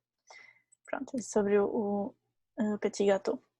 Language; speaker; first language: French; non-native, fluent; Portuguese